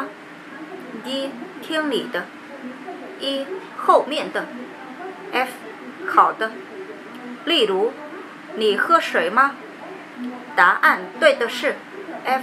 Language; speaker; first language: Chinese; non-native, learner; Vietnamese